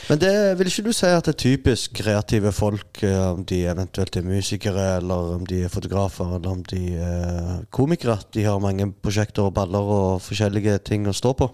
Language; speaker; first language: Norwegian; non-native, fluent; Arabic